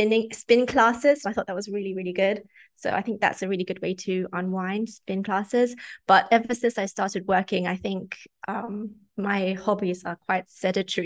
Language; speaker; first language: English; native; English